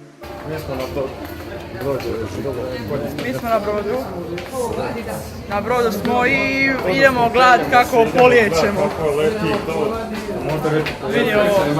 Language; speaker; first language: Bosnian; native; Bosnian